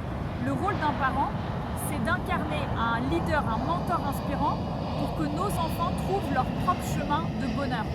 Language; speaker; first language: French; native; French